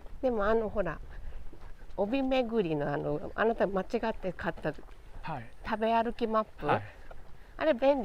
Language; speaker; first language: Japanese; native; Japanese